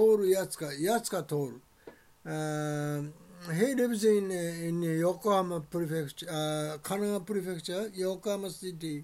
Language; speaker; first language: English; non-native, learner; Japanese